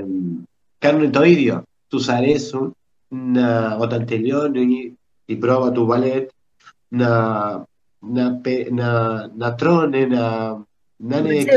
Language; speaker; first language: Greek; early bilingual, heritage; Spanish